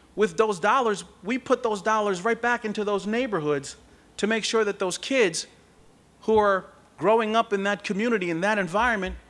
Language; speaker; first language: English; early bilingual, other home language; Kabuverdianu